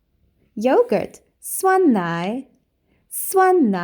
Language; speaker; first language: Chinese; non-native, fluent; English